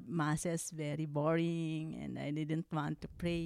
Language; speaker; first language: English; non-native, local second language; Hiligaynon